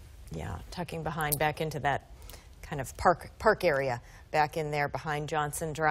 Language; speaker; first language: English; native; English